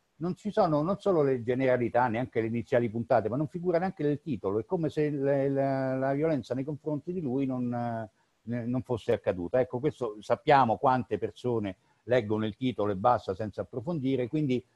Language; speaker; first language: Italian; native; Italian